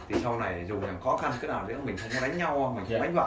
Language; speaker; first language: Vietnamese; native; Vietnamese